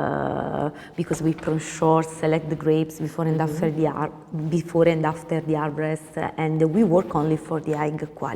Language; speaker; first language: English; non-native, learner; Italian